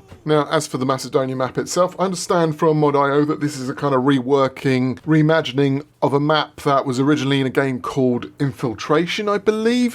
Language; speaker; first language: English; native; English